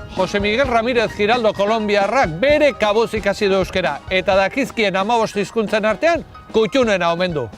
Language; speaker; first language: Basque; native; Basque